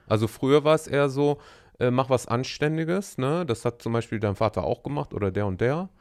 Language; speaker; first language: German; native; German